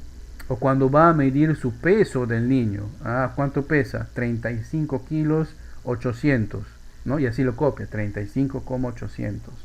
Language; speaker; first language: Spanish; native; Spanish